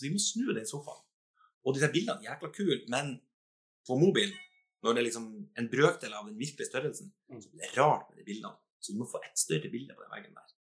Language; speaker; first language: Norwegian; native; Norwegian